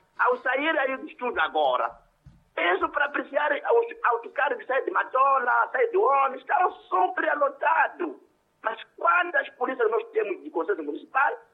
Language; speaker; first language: Portuguese; non-native, local second language; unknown